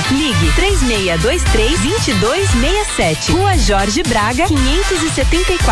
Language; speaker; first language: Portuguese; native; Portuguese